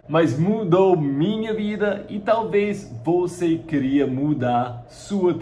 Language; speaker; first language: Portuguese; non-native, fluent; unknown